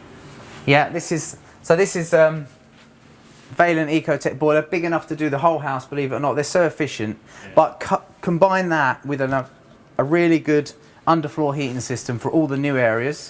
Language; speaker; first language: English; native; English